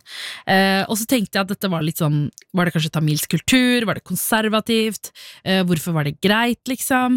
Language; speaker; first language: Norwegian; early bilingual, other home language; Tamil